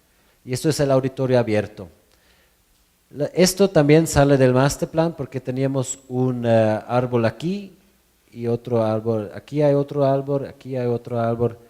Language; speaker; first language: Spanish; non-native, fluent; German